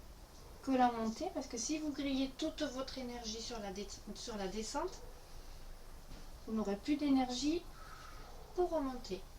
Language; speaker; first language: French; native; French